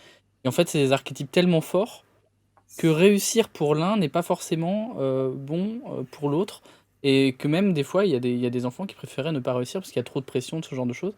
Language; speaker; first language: French; native; French